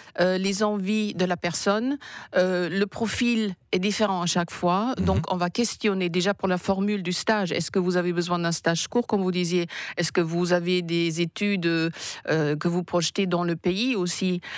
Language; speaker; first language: French; non-native, fluent; German